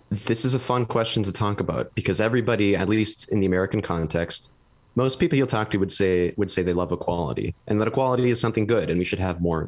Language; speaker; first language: English; native; English